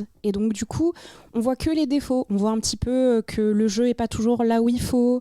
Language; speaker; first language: French; native; French